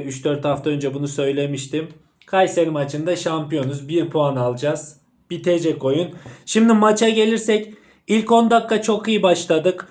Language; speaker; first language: Turkish; native; Turkish